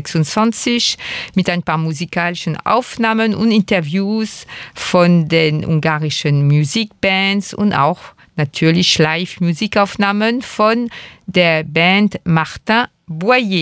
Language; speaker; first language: German; non-native, fluent; French